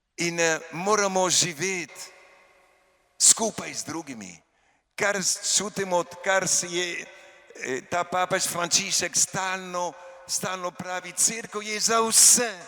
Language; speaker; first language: Slovenian; early bilingual, heritage; Slovenian